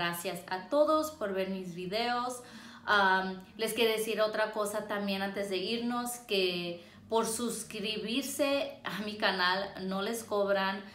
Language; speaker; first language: Spanish; early bilingual, heritage; Spanish